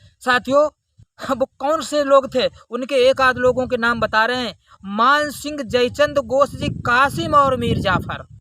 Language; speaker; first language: Hindi; native; Hindi